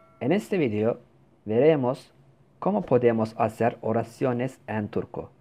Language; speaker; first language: Spanish; non-native, fluent; Turkish